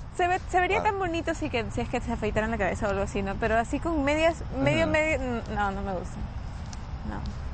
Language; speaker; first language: Spanish; native; Spanish